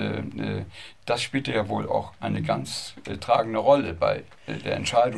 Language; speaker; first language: German; native; German